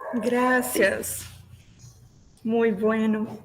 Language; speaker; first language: Spanish; non-native, learner; Portuguese